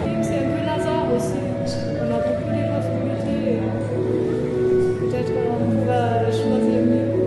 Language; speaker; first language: French; non-native, fluent; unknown